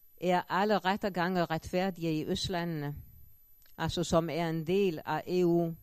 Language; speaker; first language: Danish; non-native, fluent; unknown